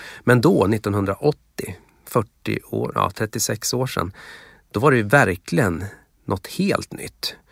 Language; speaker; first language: Swedish; native; Swedish